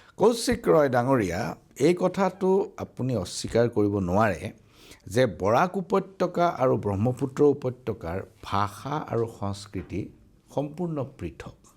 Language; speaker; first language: Assamese; native; Assamese